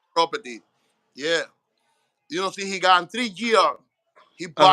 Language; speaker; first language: English; non-native, learner; Spanish